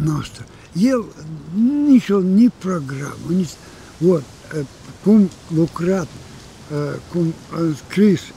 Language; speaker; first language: Romanian; non-native, local second language; Gagauz